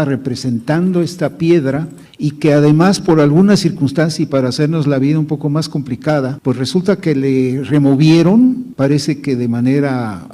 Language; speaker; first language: Spanish; native; Spanish